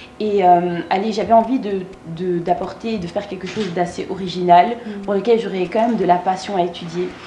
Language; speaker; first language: French; early bilingual, other home language; Kinyarwanda